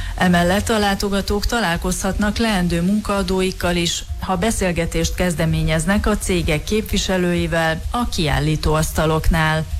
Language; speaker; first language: Hungarian; native; Hungarian